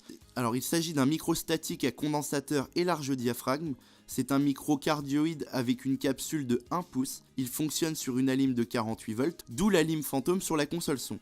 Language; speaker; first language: French; native; French